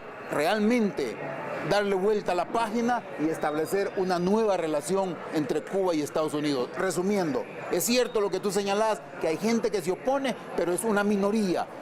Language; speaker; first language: Spanish; native; Spanish